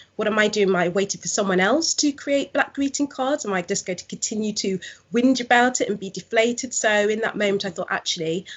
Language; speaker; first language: English; native; English